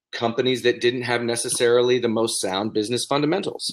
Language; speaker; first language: English; native; English